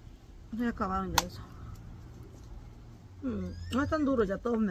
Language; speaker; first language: Spanish; native; Spanish